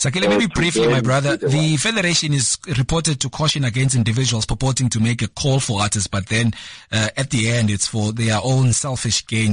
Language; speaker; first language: English; non-native, local second language; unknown